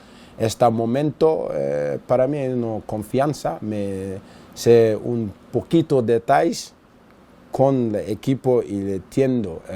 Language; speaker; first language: Spanish; non-native, learner; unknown